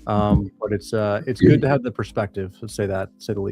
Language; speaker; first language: English; native; English